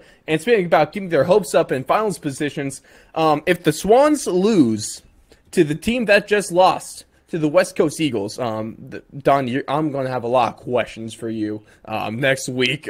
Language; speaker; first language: English; native; English